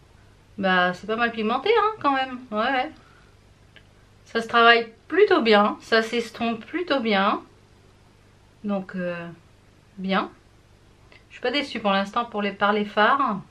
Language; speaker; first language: French; native; French